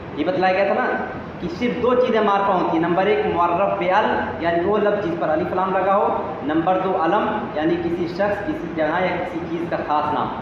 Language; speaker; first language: Urdu; native; Urdu